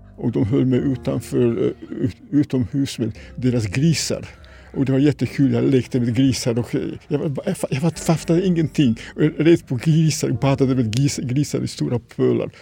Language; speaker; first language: Swedish; non-native, fluent; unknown